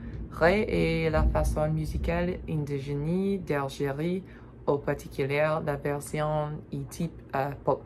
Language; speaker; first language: French; non-native, learner; English